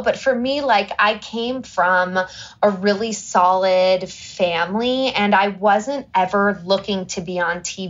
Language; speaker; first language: English; native; English